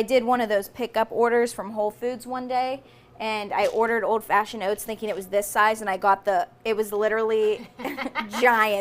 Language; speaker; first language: English; native; English